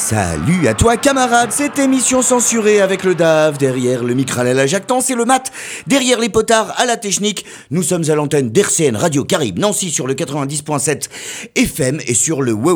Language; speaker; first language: French; native; French